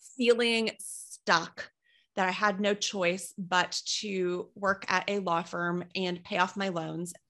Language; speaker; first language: English; native; English